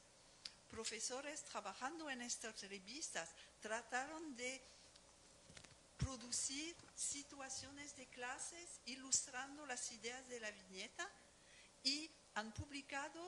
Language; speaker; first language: Spanish; non-native, fluent; French